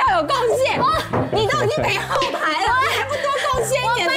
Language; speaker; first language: Chinese; native; Chinese